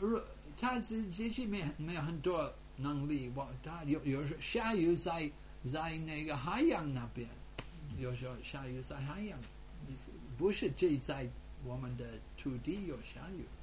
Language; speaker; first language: Chinese; non-native, fluent; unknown